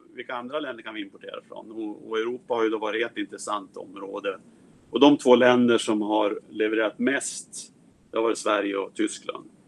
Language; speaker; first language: Swedish; native; Swedish